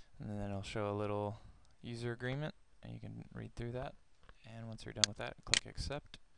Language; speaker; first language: English; native; English